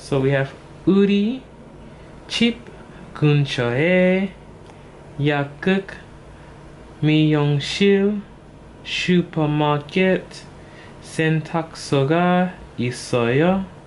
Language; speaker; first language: Korean; non-native, learner; English